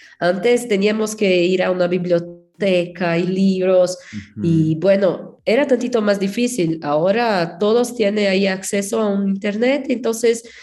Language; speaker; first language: Spanish; non-native, fluent; Portuguese